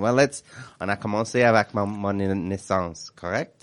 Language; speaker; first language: French; non-native, learner; English